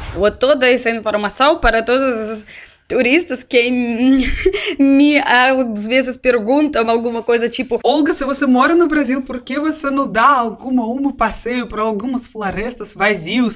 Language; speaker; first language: Portuguese; non-native, learner; Russian